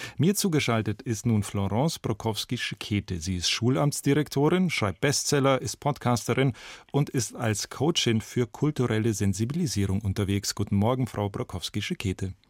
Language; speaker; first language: German; native; German